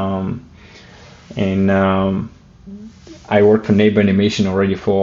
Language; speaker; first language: English; non-native, fluent; Russian